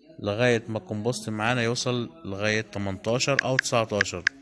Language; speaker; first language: Arabic; native; Arabic